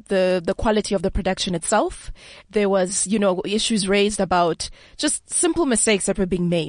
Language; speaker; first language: English; non-native, local second language; Southern Sotho